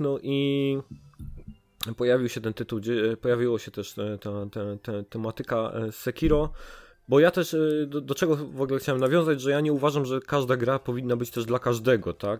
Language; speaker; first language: Polish; native; Polish